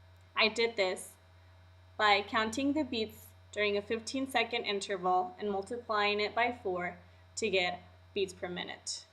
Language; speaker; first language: English; native; English